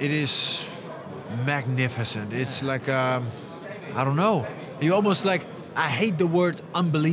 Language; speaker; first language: English; non-native, fluent; Dutch